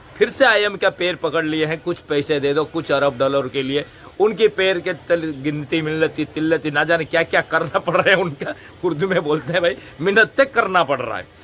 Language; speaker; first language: Hindi; native; Hindi